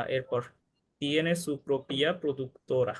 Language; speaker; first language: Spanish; non-native, fluent; Bangla